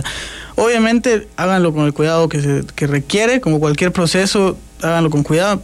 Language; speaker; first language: Spanish; native; Spanish